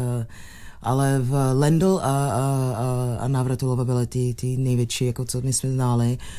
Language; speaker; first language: Czech; non-native, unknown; English